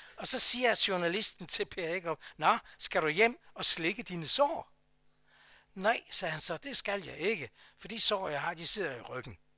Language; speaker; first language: Danish; native; Danish